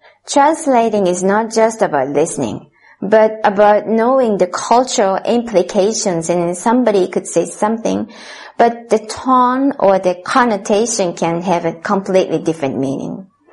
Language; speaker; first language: English; non-native, fluent; Japanese